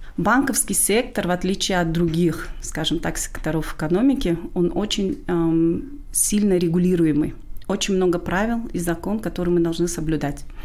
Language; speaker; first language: Russian; non-native, local second language; Tajik